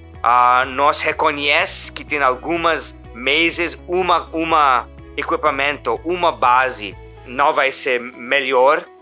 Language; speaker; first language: Portuguese; non-native, learner; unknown